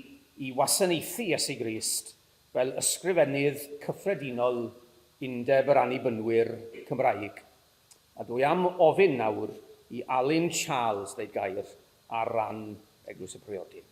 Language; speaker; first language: Welsh; native; Welsh